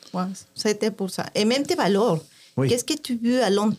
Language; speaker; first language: French; non-native, fluent; Spanish